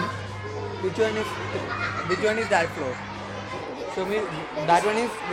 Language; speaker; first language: English; non-native, local second language; Hindi